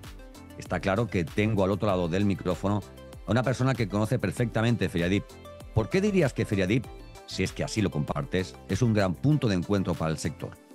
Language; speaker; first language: Spanish; native; Spanish